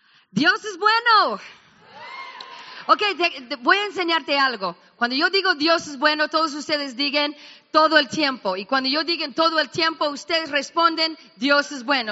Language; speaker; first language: Spanish; non-native, fluent; English